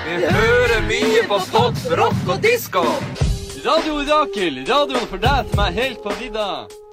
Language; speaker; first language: Norwegian; native; Norwegian